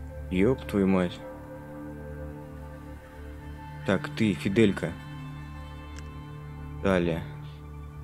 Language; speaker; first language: Russian; native; Russian